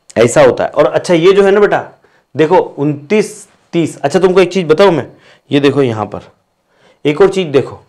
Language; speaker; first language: Hindi; non-native, local second language; Marathi